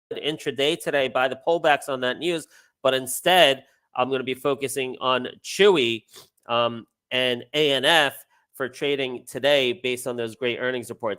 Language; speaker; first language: English; native; English